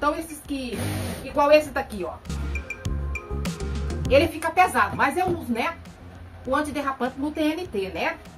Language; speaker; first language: Portuguese; native; Portuguese